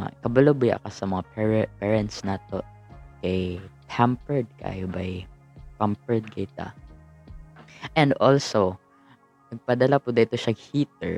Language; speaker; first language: English; non-native, local second language; Cebuano